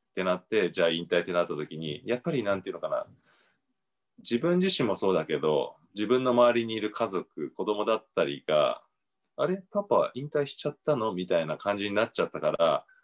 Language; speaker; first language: Japanese; native; Japanese